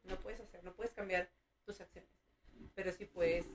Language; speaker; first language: Spanish; early bilingual, heritage; Spanish